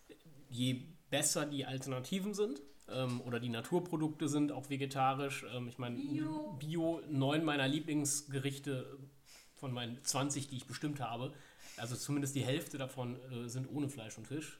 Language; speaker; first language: German; native; German